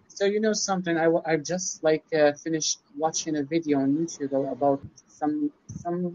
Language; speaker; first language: English; non-native, learner; Arabic